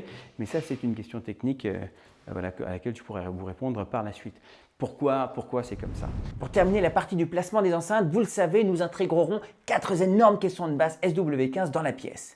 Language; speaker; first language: French; native; French